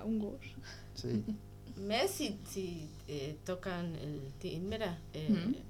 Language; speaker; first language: Catalan; non-native, learner; Spanish